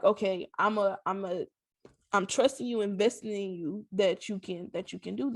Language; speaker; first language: English; native; English